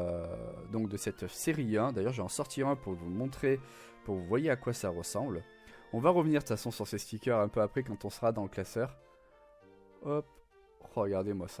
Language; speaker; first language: French; native; French